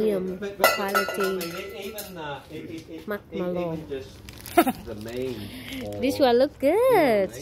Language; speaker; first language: English; non-native, learner; Vietnamese